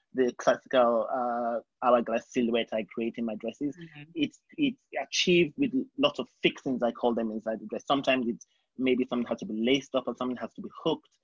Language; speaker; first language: English; non-native, local second language; Yoruba